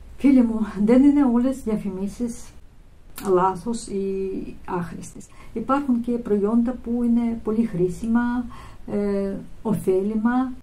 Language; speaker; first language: Greek; non-native, fluent; Russian